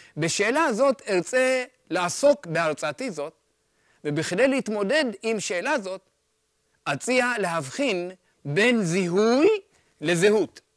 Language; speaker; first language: Hebrew; early bilingual, other home language; Amharic